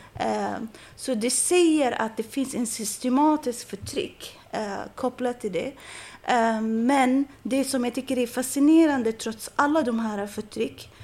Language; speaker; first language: Swedish; non-native, fluent; Arabic